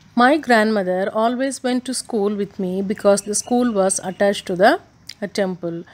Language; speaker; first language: English; non-native, local second language; Tamil